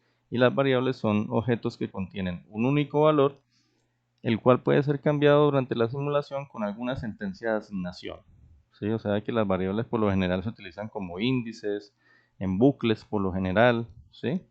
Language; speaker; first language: Spanish; native; Spanish